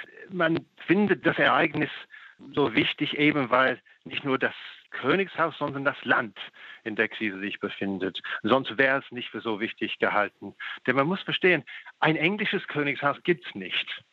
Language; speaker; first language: German; non-native, fluent; English